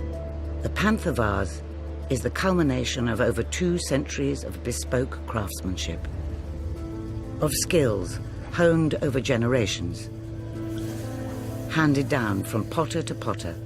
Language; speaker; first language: English; native; English